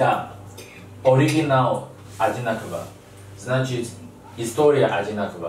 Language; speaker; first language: Russian; non-native, learner; Chinese